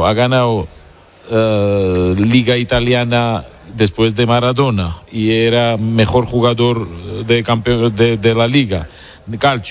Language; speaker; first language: Spanish; non-native, learner; Georgian